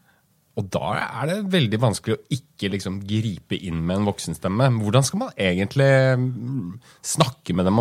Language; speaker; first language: Norwegian; native; Norwegian